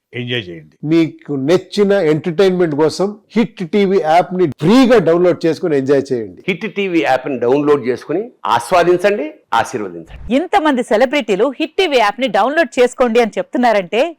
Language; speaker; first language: Telugu; native; Telugu